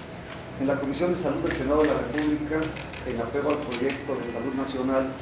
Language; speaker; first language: Spanish; native; Spanish